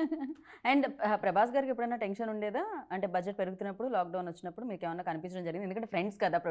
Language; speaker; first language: Telugu; native; Telugu